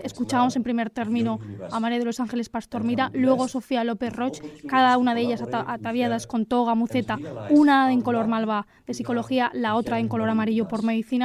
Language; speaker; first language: Spanish; native; Spanish